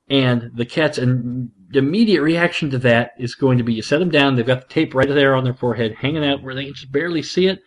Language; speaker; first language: English; native; English